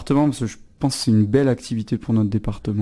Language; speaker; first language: French; native; French